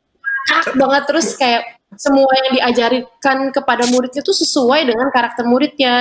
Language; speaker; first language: Indonesian; native; Indonesian